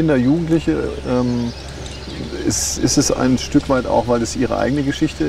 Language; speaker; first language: German; native; German